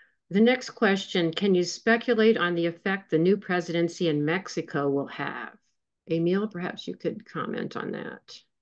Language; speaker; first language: English; native; English